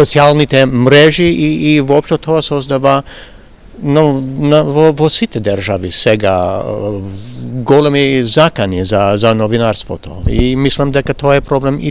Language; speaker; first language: Macedonian; non-native, fluent; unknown